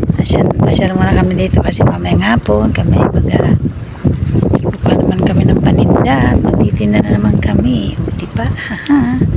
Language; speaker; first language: Filipino; native; Filipino